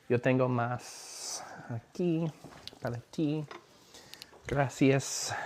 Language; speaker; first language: Spanish; non-native, learner; English